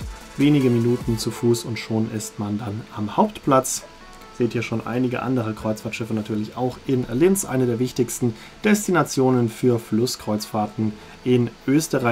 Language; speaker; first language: German; native; German